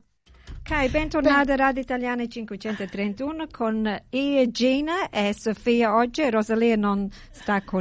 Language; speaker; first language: Italian; early bilingual, heritage; Italian